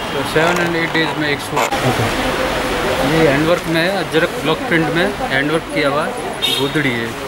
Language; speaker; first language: Hindi; native; Hindi